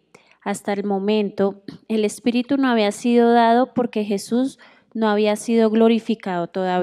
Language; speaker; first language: Spanish; native; Spanish